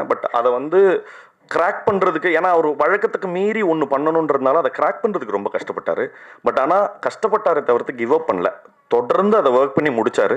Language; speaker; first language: Tamil; native; Tamil